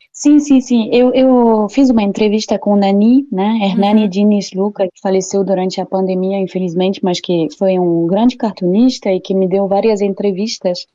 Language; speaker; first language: Portuguese; non-native, fluent; French